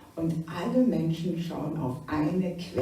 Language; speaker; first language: German; native; German